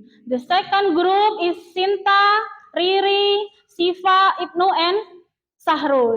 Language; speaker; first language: English; non-native, learner; Indonesian